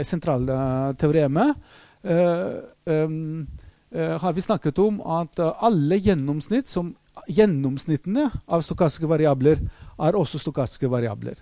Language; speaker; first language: Norwegian; non-native, fluent; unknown